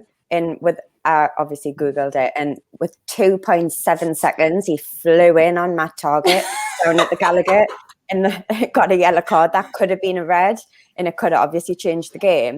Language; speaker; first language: English; native; English